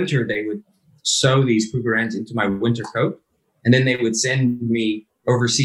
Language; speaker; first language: English; native; English